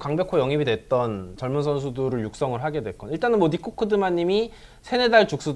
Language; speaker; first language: Korean; native; Korean